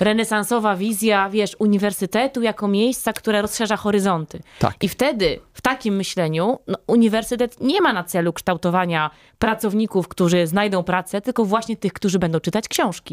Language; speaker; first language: Polish; native; Polish